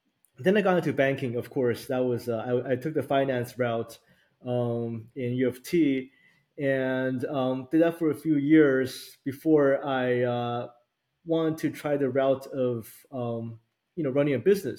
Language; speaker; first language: English; early bilingual, other home language; Chinese